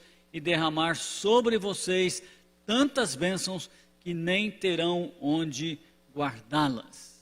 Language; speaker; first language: Portuguese; native; Portuguese